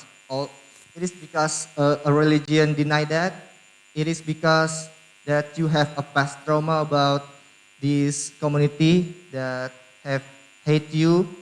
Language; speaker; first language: English; non-native, learner; Indonesian